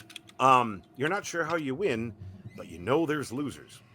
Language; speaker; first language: English; native; English